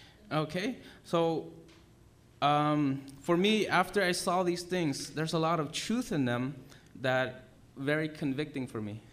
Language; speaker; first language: English; early bilingual, other home language; Vietnamese